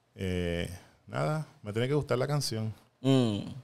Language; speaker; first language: Spanish; native; Spanish